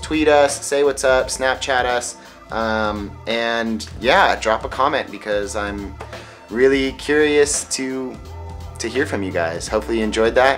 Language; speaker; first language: English; native; English